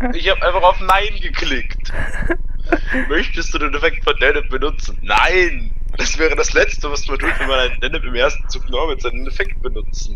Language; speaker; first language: German; native; German